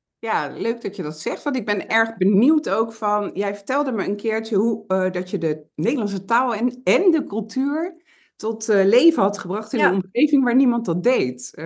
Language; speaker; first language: Dutch; native; Dutch